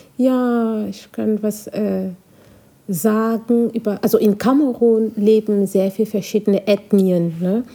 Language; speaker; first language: German; non-native, fluent; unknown